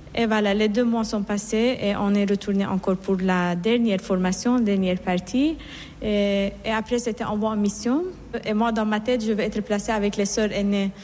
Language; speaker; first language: French; non-native, fluent; Persian